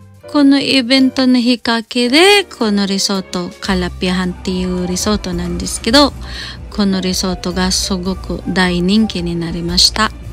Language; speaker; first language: Japanese; non-native, fluent; Cebuano